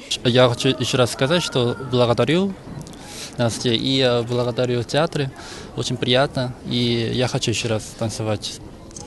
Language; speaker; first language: Russian; non-native, learner; Korean